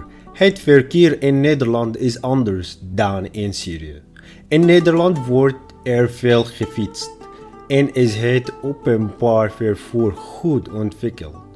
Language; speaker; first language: Dutch; non-native, fluent; Arabic